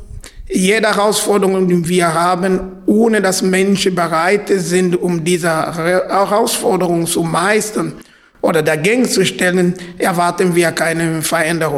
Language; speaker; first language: German; non-native, fluent; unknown